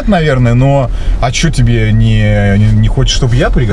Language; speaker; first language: Russian; native; Russian